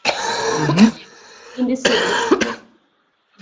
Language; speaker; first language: English; non-native, learner; Russian